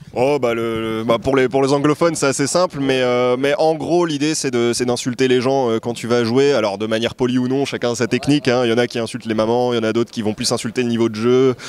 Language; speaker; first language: French; early bilingual, other home language; Portuguese